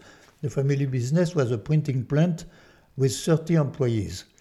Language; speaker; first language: English; non-native, fluent; French